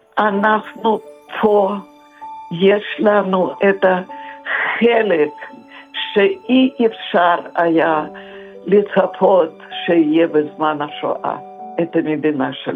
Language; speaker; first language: Hebrew; non-native, fluent; Russian